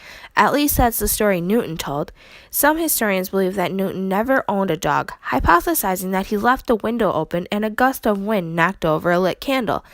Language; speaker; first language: English; native; English